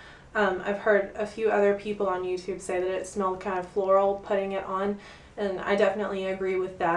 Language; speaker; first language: English; native; English